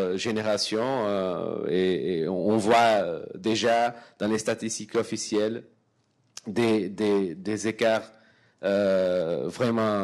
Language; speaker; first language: French; non-native, fluent; Portuguese